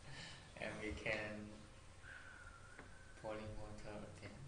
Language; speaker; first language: English; non-native, learner; Chinese